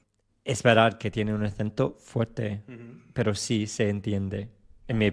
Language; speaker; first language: Spanish; non-native, fluent; English